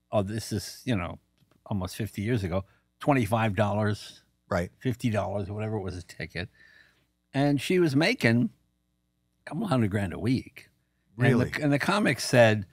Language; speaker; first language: English; native; English